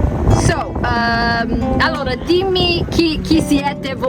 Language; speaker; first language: Italian; non-native, learner; English